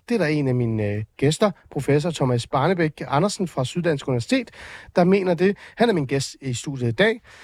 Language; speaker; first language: Danish; native; Danish